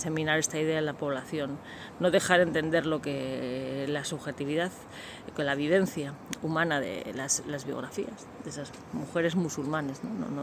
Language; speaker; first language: Spanish; native; Spanish